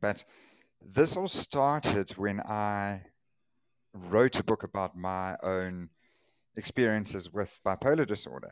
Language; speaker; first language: English; native; English